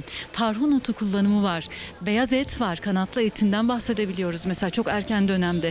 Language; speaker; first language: Turkish; native; Turkish